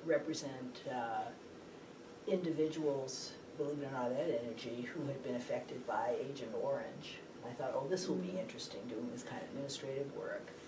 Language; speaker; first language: English; native; English